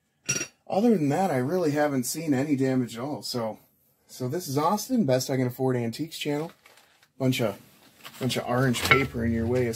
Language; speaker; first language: English; native; English